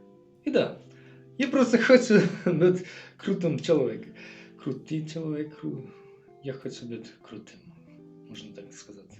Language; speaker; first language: Russian; non-native, learner; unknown